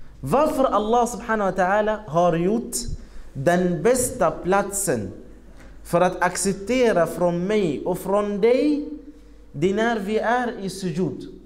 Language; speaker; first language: Swedish; non-native, fluent; Arabic